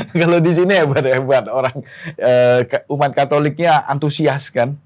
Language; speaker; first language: Indonesian; native; Indonesian